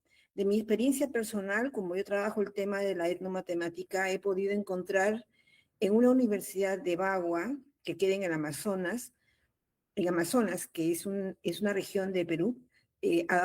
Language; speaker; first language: Spanish; native; Spanish